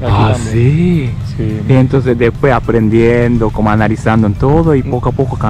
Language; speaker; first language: Spanish; non-native, learner; Japanese